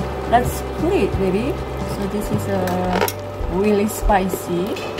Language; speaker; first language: English; non-native, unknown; Indonesian